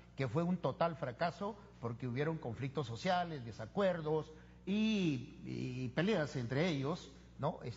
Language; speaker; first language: Spanish; native; Spanish